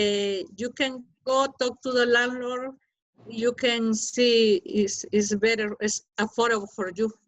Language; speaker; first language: English; non-native, learner; Spanish